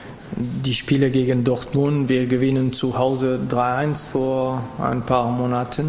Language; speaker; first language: German; non-native, fluent; French